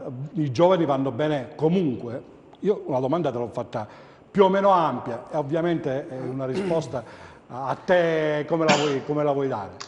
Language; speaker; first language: Italian; native; Italian